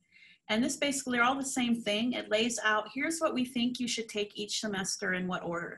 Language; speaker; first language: English; native; English